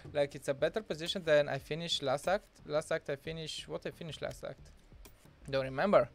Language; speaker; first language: English; non-native, fluent; Bulgarian